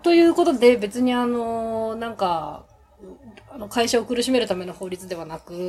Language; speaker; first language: Japanese; native; Japanese